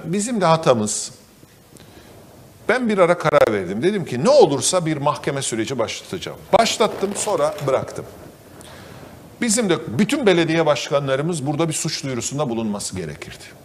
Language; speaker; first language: Turkish; native; Turkish